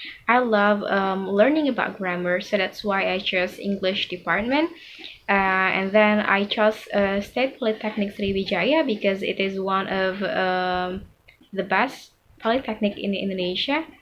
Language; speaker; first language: English; non-native, fluent; Indonesian